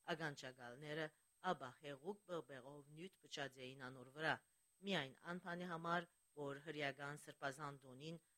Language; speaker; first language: Armenian; early bilingual, heritage; Armenian